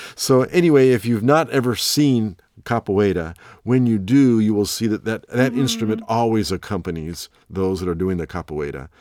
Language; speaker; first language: English; native; English